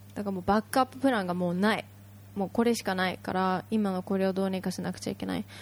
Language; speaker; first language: Japanese; early bilingual, heritage; Japanese